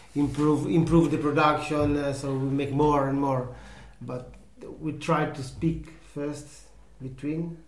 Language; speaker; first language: English; non-native, learner; Italian